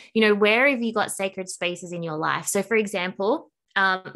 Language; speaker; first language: English; native; English